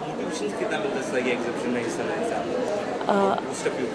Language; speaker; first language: Hindi; native; Hindi